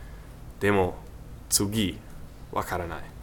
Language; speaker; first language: Japanese; non-native, learner; English